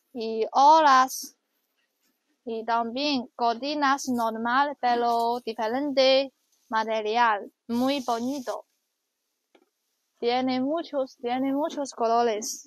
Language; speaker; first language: Spanish; non-native, learner; Chinese